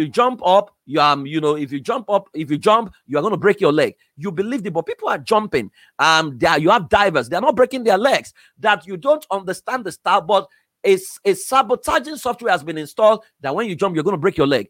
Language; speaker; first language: English; non-native, local second language; Yoruba